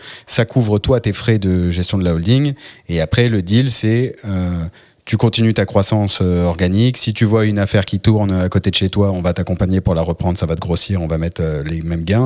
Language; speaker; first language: French; native; French